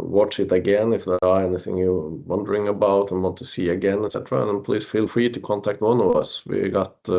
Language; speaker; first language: English; non-native, fluent; Norwegian